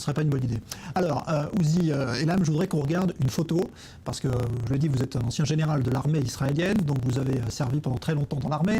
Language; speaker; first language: French; native; French